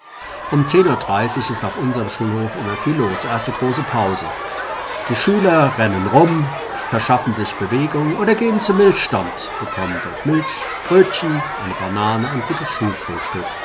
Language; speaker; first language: German; native; German